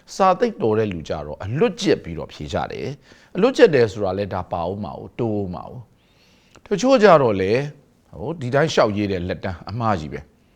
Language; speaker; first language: Burmese; native; Burmese